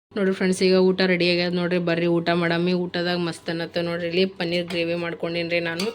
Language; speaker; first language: Kannada; native; Kannada